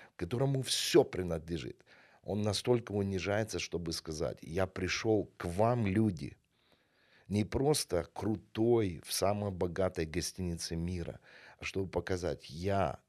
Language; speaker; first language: Russian; non-native, local second language; Ukrainian